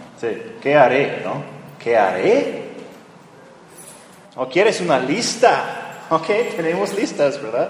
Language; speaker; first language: Spanish; non-native, fluent; English